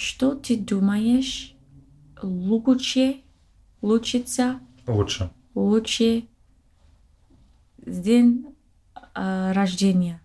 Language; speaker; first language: Russian; non-native, learner; English